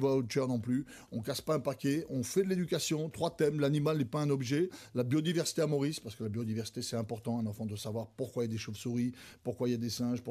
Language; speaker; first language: French; native; French